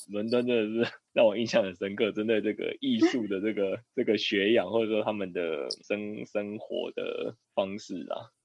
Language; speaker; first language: Chinese; native; Chinese